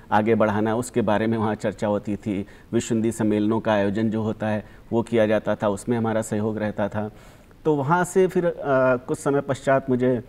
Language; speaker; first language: Hindi; native; Hindi